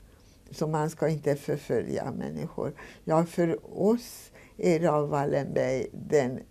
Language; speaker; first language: Swedish; non-native, fluent; Hungarian